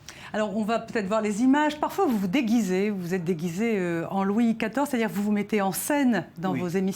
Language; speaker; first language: French; native; French